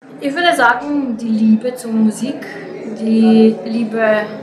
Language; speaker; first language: German; non-native, learner; Slovenian